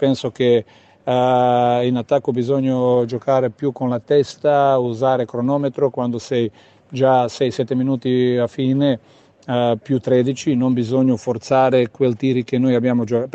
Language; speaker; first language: Italian; non-native, fluent; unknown